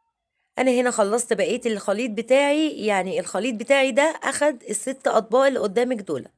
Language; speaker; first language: Arabic; native; Arabic